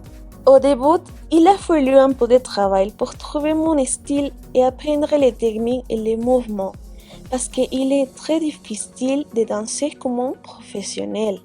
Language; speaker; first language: French; non-native, fluent; Spanish